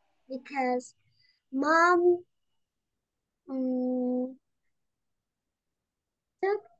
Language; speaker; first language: English; non-native, learner; Vietnamese